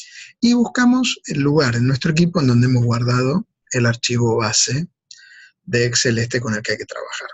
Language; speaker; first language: Spanish; native; Spanish